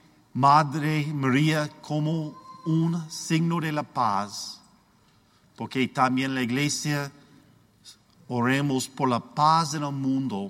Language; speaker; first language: Spanish; non-native, learner; English